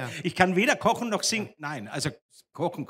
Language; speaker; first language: German; native; German